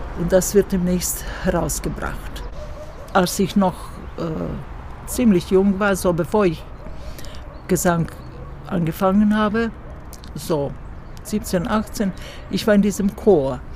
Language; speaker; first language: German; non-native, fluent; Croatian